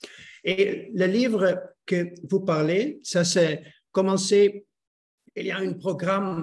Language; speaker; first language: French; non-native, learner; Dutch